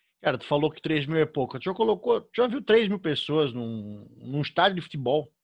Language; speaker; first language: Portuguese; native; Portuguese